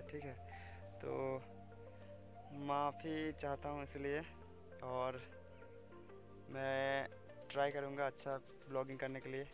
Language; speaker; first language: Hindi; non-native, local second language; Bangla